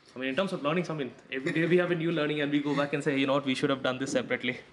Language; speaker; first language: English; non-native, local second language; Hindi